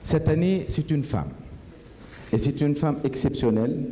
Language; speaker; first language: French; non-native, local second language; Arabic